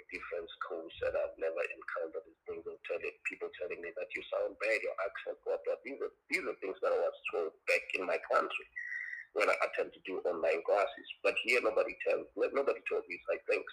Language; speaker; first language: English; non-native, local second language; Tongan